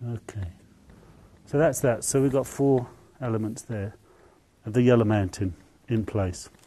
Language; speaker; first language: English; native; English